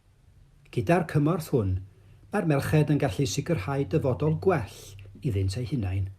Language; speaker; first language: Welsh; native; Welsh